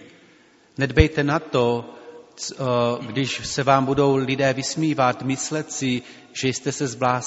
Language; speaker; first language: Czech; native; Czech